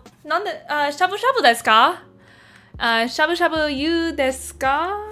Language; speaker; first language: Japanese; non-native, learner; English